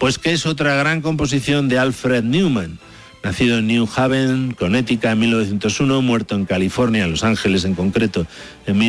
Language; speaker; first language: Spanish; native; Spanish